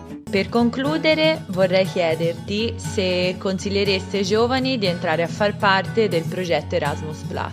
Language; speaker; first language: Italian; native; Italian